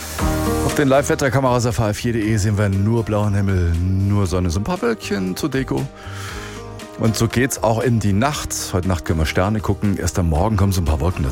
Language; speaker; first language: German; native; German